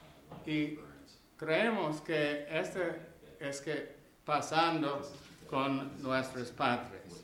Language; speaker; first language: Spanish; non-native, learner; English